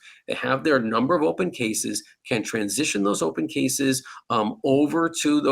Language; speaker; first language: English; native; English